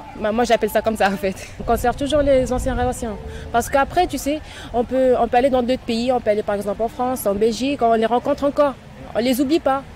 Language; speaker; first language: French; non-native, local second language; Arabic